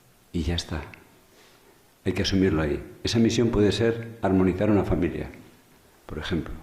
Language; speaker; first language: Spanish; native; Spanish